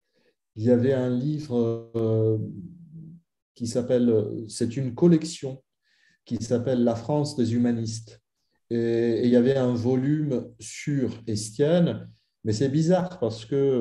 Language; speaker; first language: French; non-native, fluent; Italian